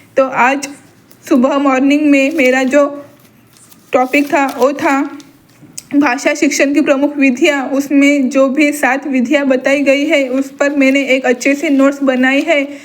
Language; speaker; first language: Hindi; non-native, local second language; Marathi